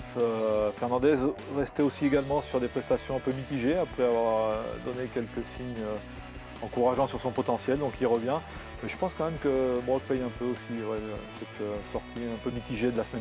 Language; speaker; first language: French; native; French